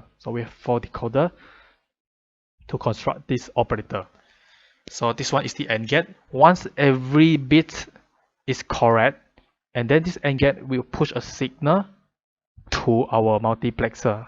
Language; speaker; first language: English; non-native, fluent; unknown